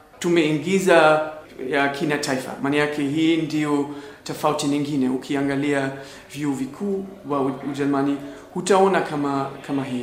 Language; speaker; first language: Swahili; non-native, fluent; German